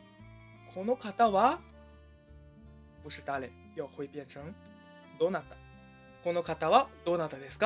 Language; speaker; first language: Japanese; non-native, fluent; Chinese